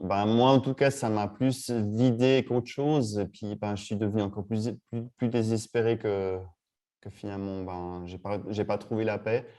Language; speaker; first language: French; native; French